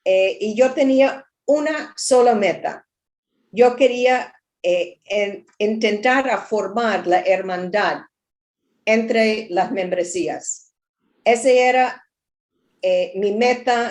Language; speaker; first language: Spanish; non-native, learner; English